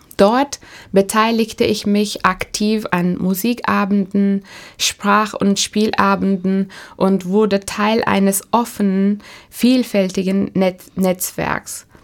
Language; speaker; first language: German; non-native, fluent; Turkish